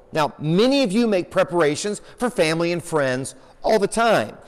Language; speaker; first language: English; native; English